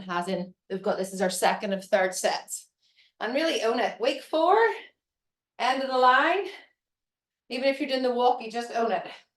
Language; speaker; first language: English; native; English